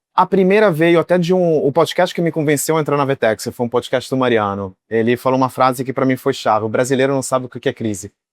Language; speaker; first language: Portuguese; non-native, fluent; Italian